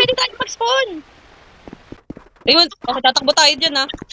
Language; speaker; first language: Filipino; native; Filipino